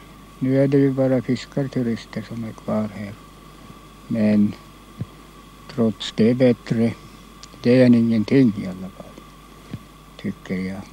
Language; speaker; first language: Swedish; non-native, local second language; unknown